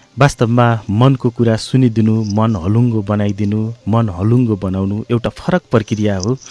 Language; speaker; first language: Nepali; native; Nepali